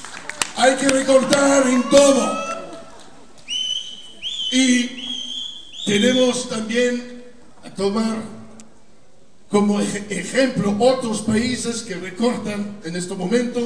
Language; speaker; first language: Spanish; non-native, fluent; Italian